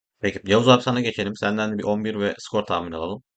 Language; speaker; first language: Turkish; native; Turkish